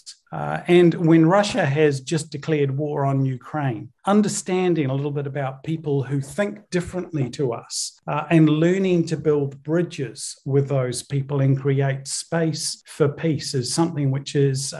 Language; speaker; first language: English; native; English